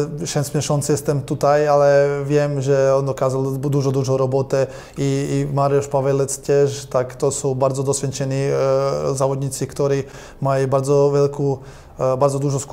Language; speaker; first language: Polish; non-native, learner; Croatian